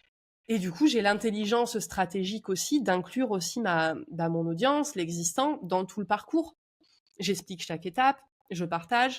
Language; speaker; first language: French; native; French